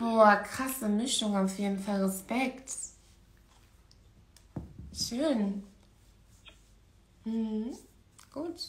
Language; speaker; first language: German; native; German